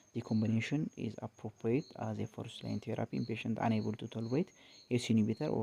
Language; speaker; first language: English; non-native, local second language; Amharic